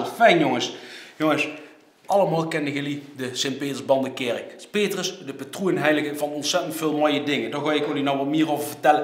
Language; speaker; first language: Dutch; native; Dutch